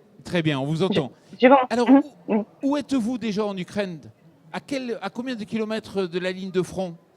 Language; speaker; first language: French; native; French